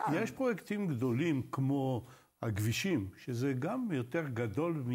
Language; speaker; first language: Hebrew; non-native, fluent; Arabic